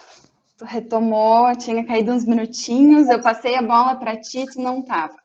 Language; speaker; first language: Portuguese; native; Portuguese